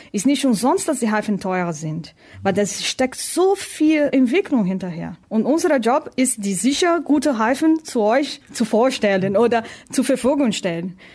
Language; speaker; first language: German; non-native, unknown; Portuguese